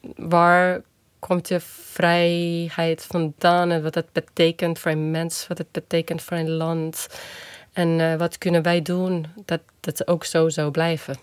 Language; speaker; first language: Dutch; non-native, fluent; Estonian